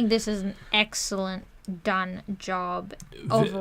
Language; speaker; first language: English; native; English